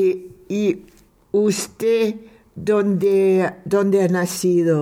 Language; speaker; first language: Spanish; non-native, fluent; English